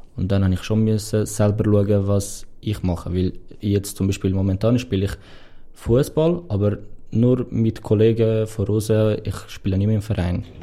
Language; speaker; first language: German; non-native, fluent; Portuguese